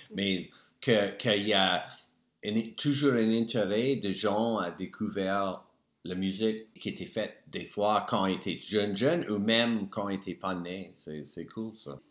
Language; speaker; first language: French; native; French